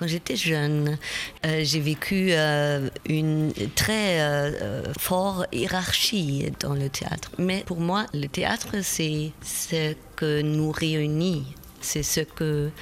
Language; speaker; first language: French; non-native, fluent; German